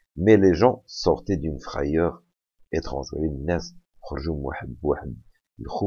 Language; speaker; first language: French; non-native, local second language; Arabic